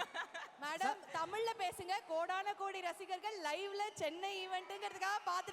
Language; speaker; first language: Tamil; native; Tamil